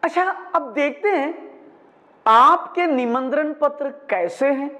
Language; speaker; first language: Hindi; non-native, local second language; Malayalam